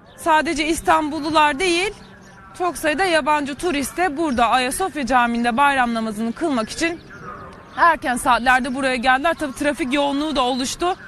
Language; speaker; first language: Turkish; native; Turkish